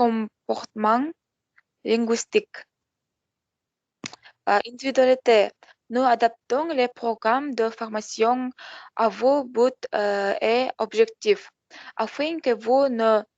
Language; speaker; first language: French; non-native, learner; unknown